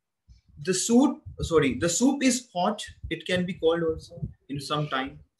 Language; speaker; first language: English; non-native, local second language; Hindi